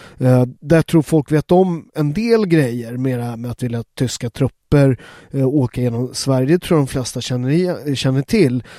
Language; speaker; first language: Swedish; native; Swedish